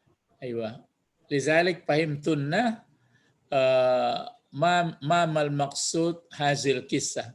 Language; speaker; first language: Arabic; non-native, fluent; Indonesian